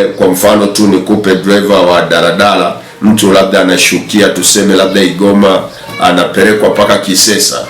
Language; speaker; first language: Swahili; native; Swahili